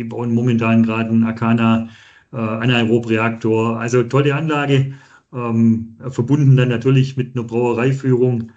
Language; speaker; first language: German; native; German